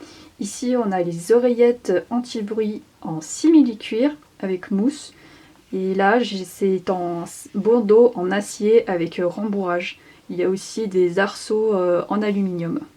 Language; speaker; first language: French; native; French